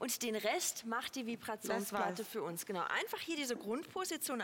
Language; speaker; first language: German; native; German